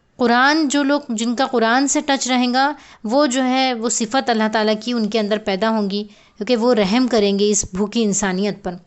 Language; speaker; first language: Urdu; native; Urdu